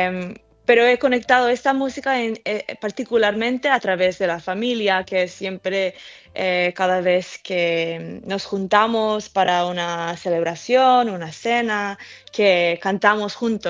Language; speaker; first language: Spanish; early bilingual, heritage; English